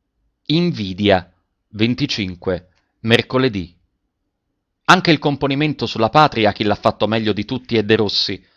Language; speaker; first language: Italian; native; Italian